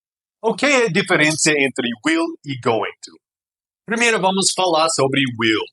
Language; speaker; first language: Portuguese; non-native, fluent; English